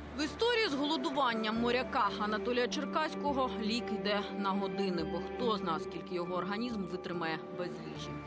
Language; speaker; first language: Ukrainian; native; Ukrainian